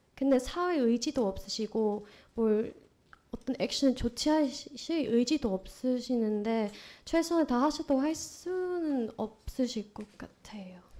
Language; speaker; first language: Korean; non-native, fluent; Vietnamese